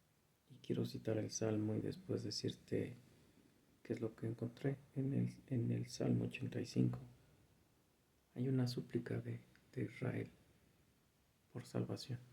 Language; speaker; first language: Spanish; native; Spanish